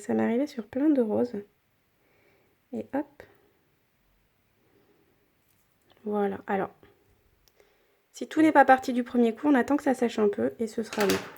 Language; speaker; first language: French; native; French